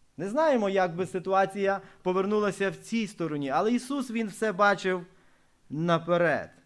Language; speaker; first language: Ukrainian; non-native, local second language; Russian